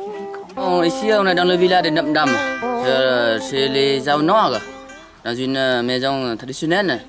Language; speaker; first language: French; non-native, learner; Vietnamese